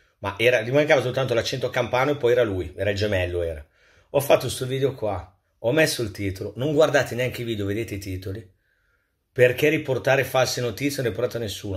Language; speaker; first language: Italian; native; Italian